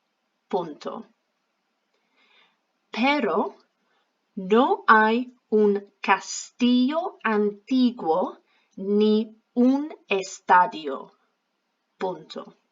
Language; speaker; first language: Spanish; non-native, fluent; English